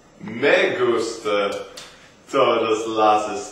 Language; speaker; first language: Spanish; non-native, learner; English